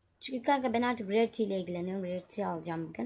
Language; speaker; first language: Turkish; native; Turkish